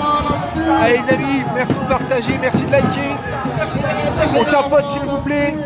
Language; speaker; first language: French; native; French